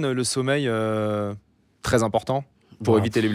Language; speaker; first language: French; native; French